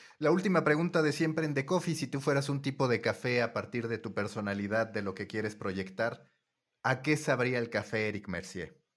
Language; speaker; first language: Spanish; native; Spanish